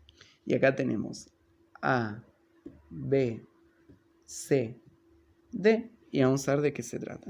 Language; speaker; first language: Spanish; native; Spanish